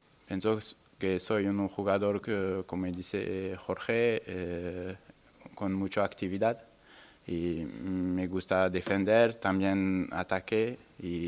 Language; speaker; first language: Spanish; non-native, learner; French